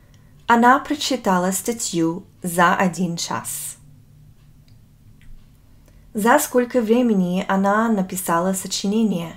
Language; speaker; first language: Russian; non-native, fluent; English